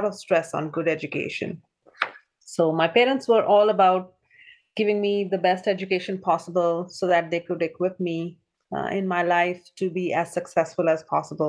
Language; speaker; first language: English; non-native, local second language; Punjabi